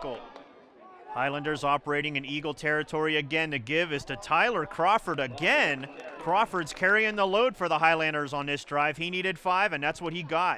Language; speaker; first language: English; native; English